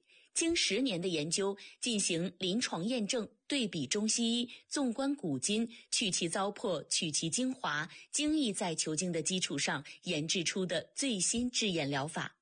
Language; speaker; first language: Chinese; native; Chinese